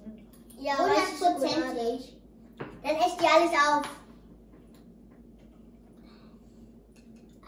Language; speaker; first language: German; early bilingual, other home language; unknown